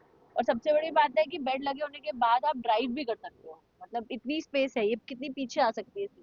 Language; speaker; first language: Hindi; native; Hindi